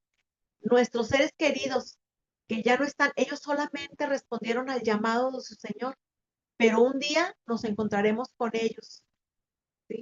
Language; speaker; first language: Spanish; native; Spanish